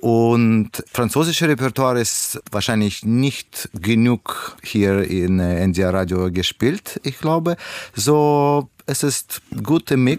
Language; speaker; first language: German; non-native, learner; Russian